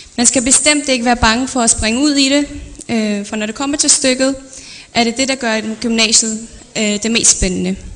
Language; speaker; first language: Danish; early bilingual, other home language; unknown